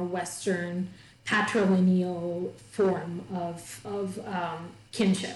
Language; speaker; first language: English; non-native, local second language; Malayalam